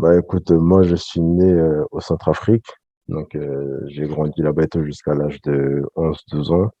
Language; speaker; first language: French; early bilingual, other home language; Sango